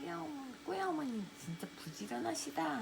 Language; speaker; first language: Korean; native; Korean